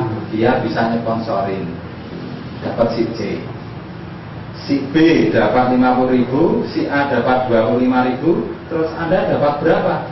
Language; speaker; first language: Indonesian; native; Indonesian